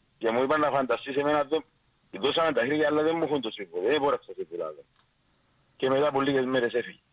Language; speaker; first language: Greek; native; Greek